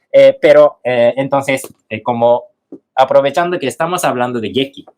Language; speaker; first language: Spanish; non-native, fluent; Japanese